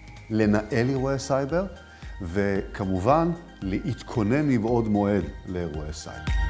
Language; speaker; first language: Hebrew; native; Hebrew